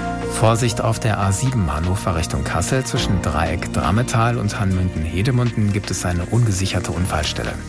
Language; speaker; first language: German; native; German